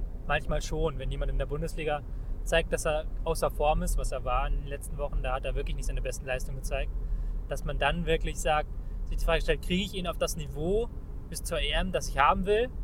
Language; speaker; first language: German; native; German